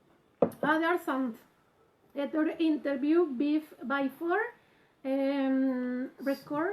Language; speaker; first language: Norwegian; non-native, learner; Spanish